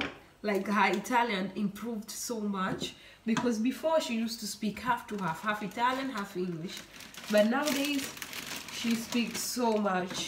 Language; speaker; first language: English; non-native, fluent; Swahili